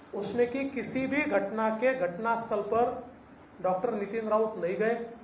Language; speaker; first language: Hindi; non-native, local second language; Marathi